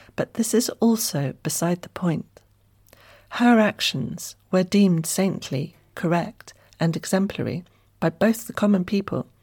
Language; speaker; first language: English; native; English